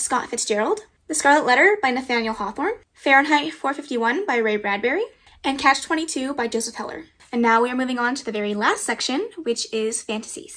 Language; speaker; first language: English; native; English